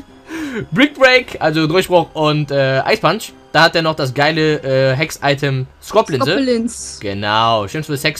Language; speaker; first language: German; native; German